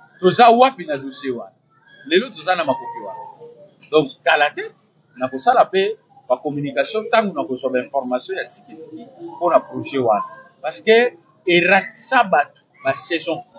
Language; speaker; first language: Lingala; non-native, local second language; Kongo